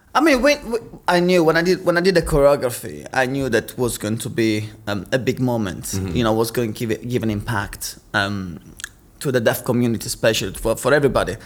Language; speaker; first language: English; non-native, fluent; Italian